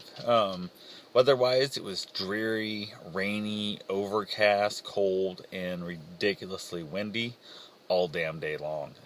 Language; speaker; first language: English; native; English